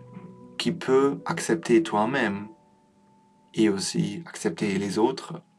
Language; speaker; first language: French; non-native, learner; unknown